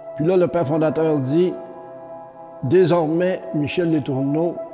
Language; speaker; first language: French; native; French